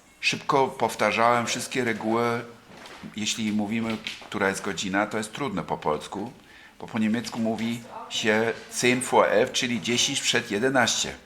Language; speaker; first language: Polish; non-native, fluent; German